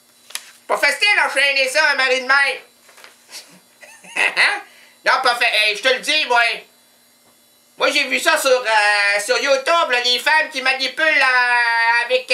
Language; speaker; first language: French; native; French